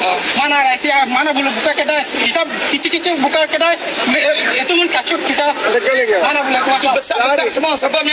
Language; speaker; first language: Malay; non-native, learner; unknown